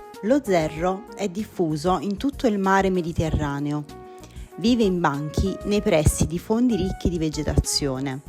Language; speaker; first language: Italian; native; Italian